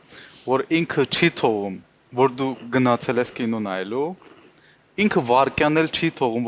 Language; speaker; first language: Armenian; non-native, learner; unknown